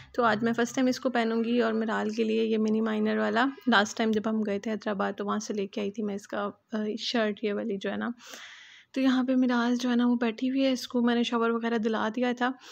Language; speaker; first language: Urdu; native; Urdu